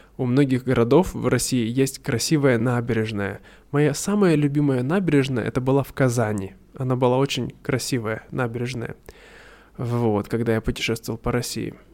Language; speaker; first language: Russian; native; Russian